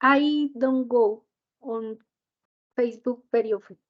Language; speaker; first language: English; non-native, learner; Spanish